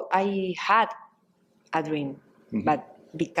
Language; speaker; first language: English; non-native, learner; Spanish